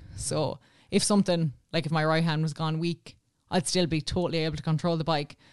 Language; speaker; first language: English; native; English